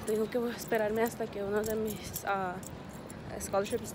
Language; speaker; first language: Spanish; early bilingual, heritage; Spanish